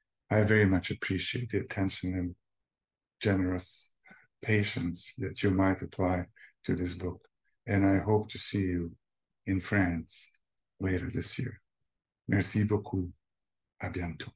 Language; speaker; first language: English; non-native, fluent; Bosnian